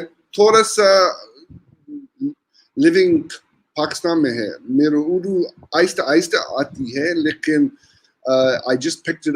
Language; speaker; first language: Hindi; non-native, learner; English